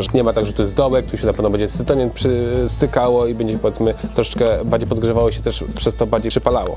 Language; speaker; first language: Polish; native; Polish